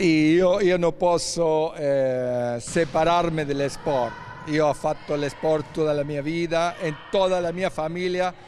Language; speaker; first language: Italian; non-native, learner; Spanish